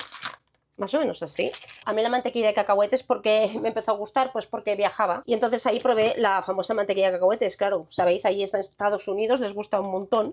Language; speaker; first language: Spanish; native; Spanish